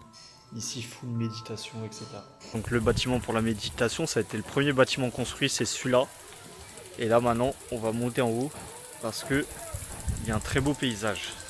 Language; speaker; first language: French; native; French